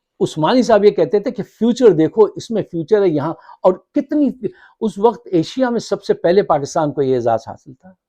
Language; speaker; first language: Urdu; native; Urdu